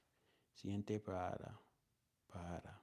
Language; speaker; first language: Spanish; non-native, learner; English